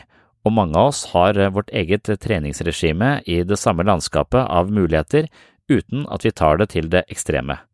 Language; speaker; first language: Norwegian; native; Norwegian